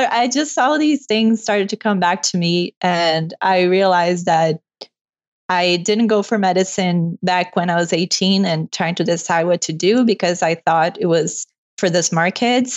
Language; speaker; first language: English; non-native, fluent; Portuguese